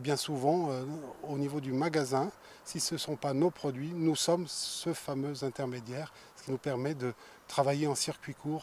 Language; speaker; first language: French; native; French